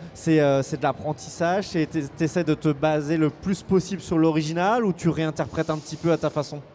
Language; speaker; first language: French; native; French